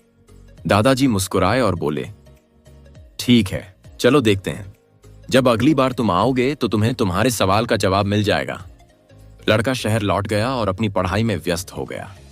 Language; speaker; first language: Hindi; native; Hindi